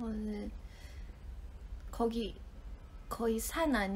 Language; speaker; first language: Korean; non-native, fluent; Chinese